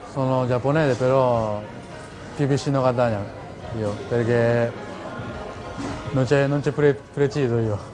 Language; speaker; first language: Italian; non-native, learner; Japanese